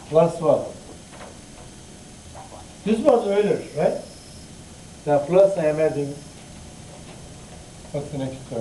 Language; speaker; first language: English; non-native, fluent; Turkish